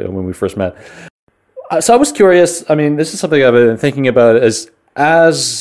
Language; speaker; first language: English; native; English